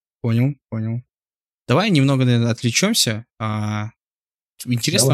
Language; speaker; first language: Russian; native; Russian